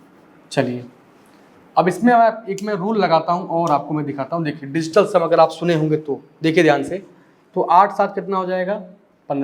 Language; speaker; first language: Hindi; native; Hindi